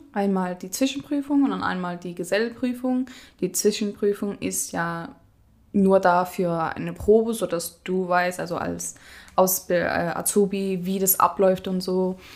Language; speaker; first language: German; non-native, fluent; Central Kurdish